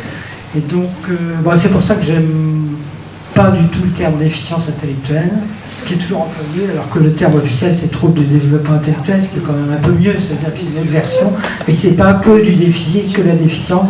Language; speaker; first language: French; native; French